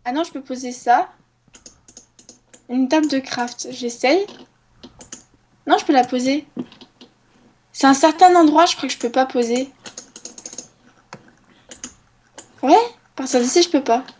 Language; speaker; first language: French; native; French